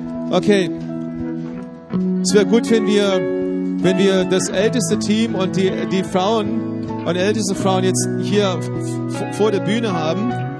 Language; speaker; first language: German; native; German